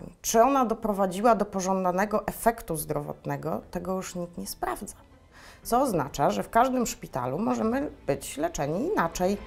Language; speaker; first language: Polish; native; Polish